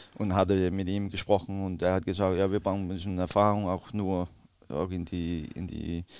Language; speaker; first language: German; non-native, learner; Danish